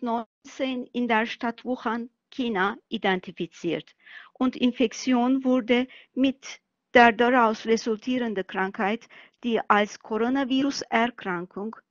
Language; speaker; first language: German; non-native, fluent; Turkish